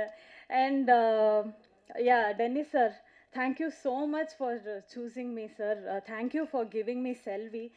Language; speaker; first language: Tamil; non-native, learner; Kannada